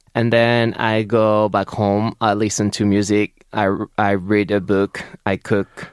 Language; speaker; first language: English; non-native, fluent; French